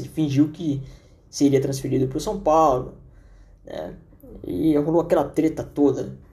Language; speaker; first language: Portuguese; native; Portuguese